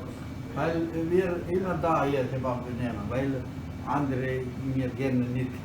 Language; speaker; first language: German; non-native, learner; Tamil